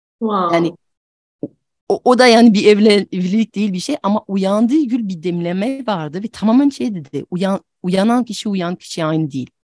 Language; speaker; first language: Turkish; non-native, fluent; French